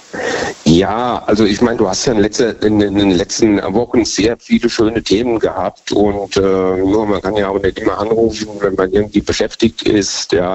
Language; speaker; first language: German; native; German